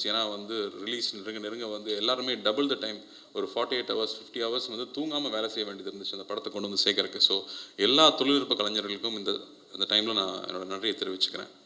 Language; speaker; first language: Tamil; native; Tamil